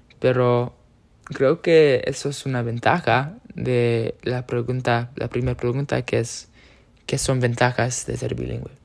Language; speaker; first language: Spanish; early bilingual, heritage; Spanish